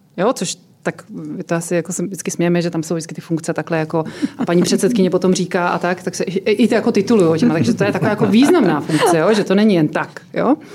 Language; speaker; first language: Czech; native; Czech